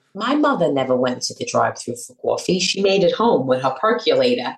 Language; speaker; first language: English; native; English